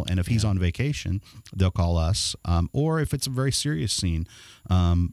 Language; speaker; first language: English; native; English